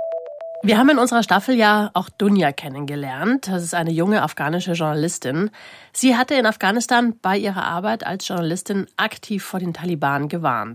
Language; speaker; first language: German; native; German